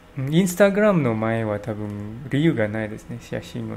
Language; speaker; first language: Japanese; non-native, learner; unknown